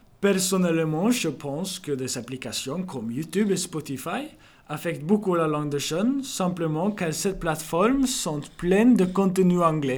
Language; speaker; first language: French; non-native, learner; Norwegian